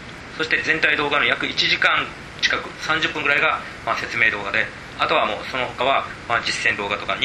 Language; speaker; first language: Japanese; native; Japanese